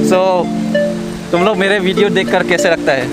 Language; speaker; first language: Hindi; non-native, local second language; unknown